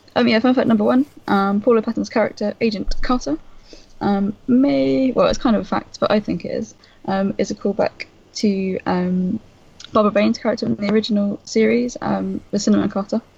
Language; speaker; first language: English; native; English